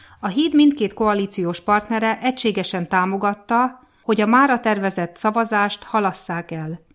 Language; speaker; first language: Hungarian; native; Hungarian